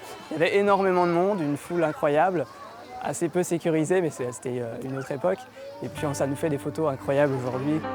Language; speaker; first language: French; native; French